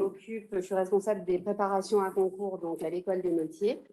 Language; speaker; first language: French; native; French